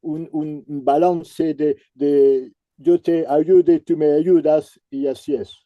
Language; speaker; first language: Spanish; non-native, fluent; French